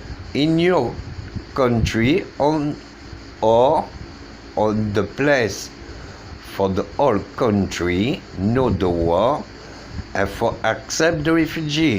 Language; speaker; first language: English; non-native, learner; French